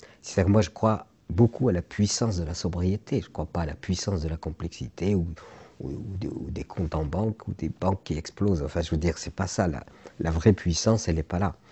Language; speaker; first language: French; non-native, local second language; Arabic